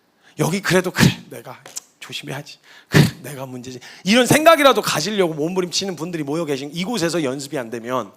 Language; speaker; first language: Korean; native; Korean